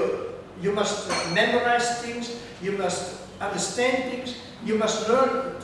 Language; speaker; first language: English; non-native, fluent; Dutch